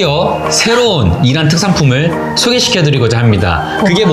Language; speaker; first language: Korean; native; Korean